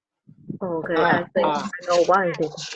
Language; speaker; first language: English; non-native, learner; Vietnamese